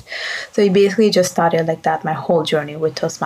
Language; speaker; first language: English; non-native, fluent; Italian